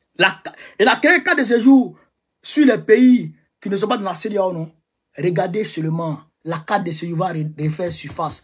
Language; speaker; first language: French; non-native, local second language; Bambara